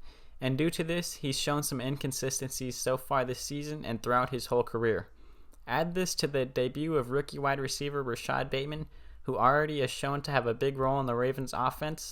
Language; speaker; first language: English; native; English